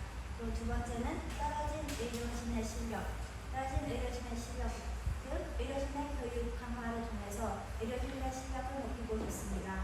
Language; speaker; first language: Korean; non-native, fluent; Khmer